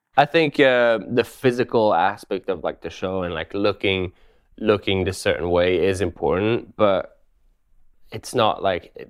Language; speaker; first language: English; non-native, fluent; Swedish